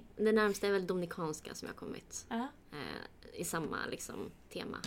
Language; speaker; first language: Swedish; early bilingual, other home language; Kurdish